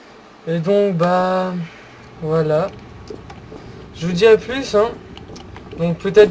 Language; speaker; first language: French; native; French